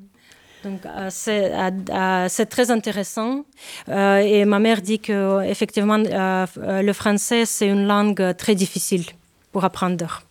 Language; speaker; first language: French; non-native, fluent; Ukrainian